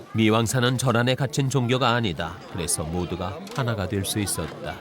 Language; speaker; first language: Korean; native; Korean